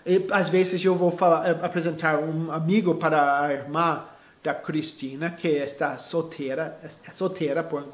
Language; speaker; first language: Portuguese; non-native, fluent; English